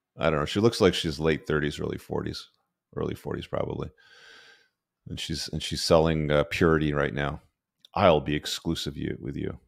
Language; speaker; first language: English; native; English